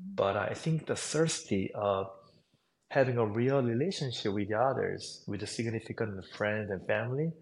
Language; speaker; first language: English; non-native, fluent; Korean